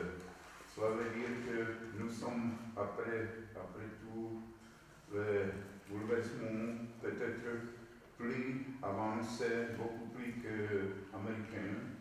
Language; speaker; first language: French; non-native, fluent; Czech